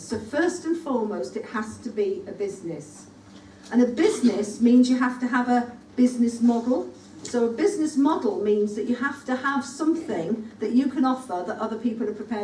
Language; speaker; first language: English; native; English